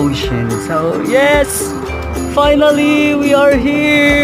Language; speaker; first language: English; non-native, learner; Filipino